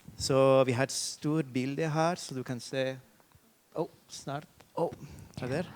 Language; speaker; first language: Norwegian; non-native, learner; English